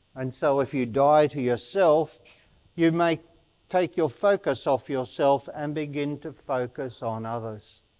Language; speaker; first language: English; native; English